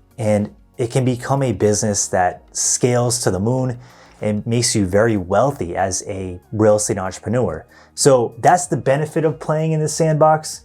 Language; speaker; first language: English; native; English